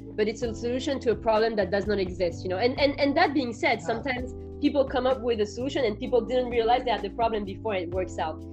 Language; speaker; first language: English; non-native, fluent; French